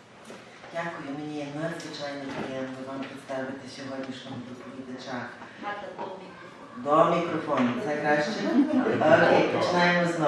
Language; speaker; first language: Ukrainian; early bilingual, heritage; Ukrainian